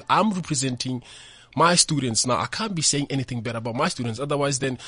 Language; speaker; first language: English; non-native, local second language; Northern Sotho